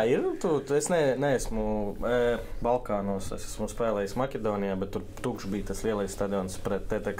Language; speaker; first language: Latvian; native; Latvian